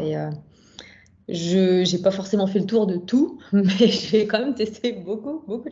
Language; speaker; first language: French; native; French